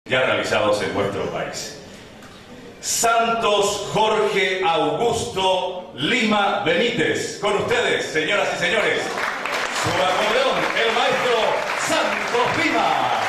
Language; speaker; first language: Spanish; native; Spanish